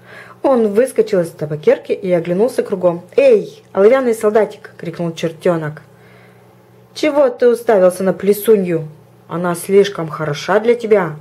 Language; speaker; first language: Russian; native; Russian